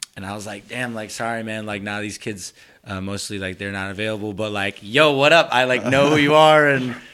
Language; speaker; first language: English; early bilingual, other home language; Spanish